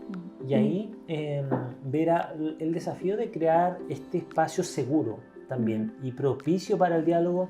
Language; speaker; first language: Spanish; native; Spanish